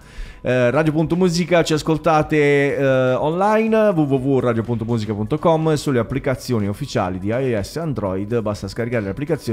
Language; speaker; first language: Italian; native; Italian